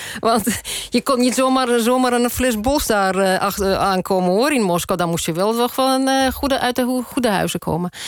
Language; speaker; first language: Dutch; non-native, fluent; Russian